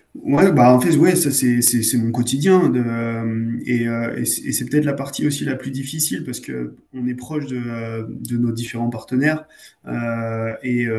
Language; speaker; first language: French; native; French